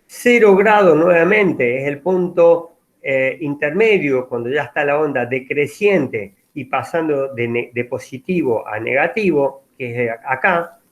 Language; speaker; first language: Spanish; native; Spanish